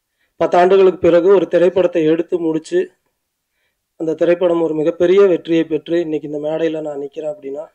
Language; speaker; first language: Tamil; native; Tamil